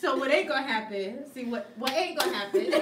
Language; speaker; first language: English; native; English